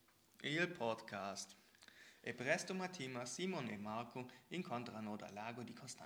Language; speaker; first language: Italian; non-native, learner; German